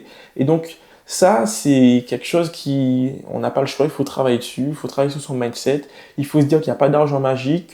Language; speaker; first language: French; native; French